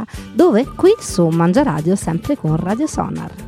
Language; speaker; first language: Italian; native; Italian